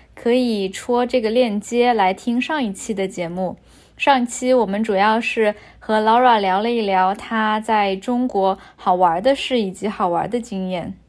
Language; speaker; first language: Chinese; native; Chinese